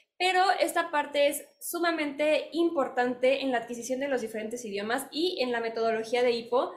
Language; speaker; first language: Spanish; native; Spanish